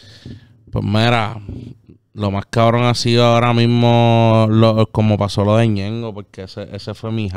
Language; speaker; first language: Spanish; native; Spanish